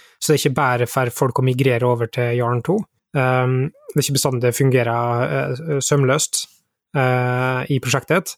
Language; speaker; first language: Norwegian; native; Norwegian